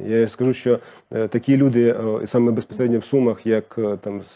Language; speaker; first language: Ukrainian; non-native, local second language; Russian